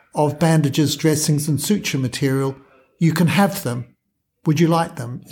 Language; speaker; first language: English; native; English